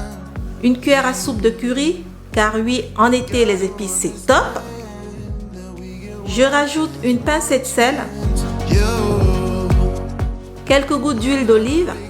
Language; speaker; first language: French; native; French